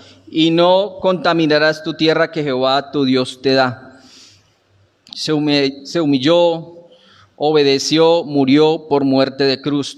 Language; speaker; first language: Spanish; native; Spanish